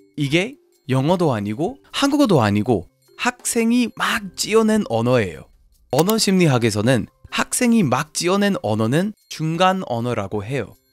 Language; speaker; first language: Korean; non-native, fluent; English